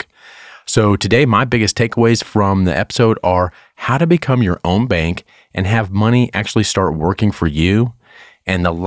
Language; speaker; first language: English; native; English